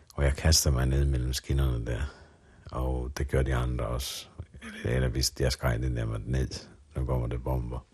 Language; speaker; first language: Danish; non-native, fluent; Finnish